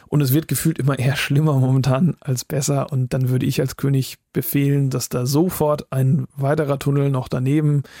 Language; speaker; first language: German; native; German